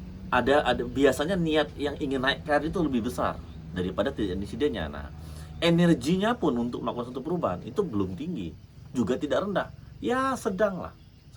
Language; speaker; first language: Indonesian; native; Indonesian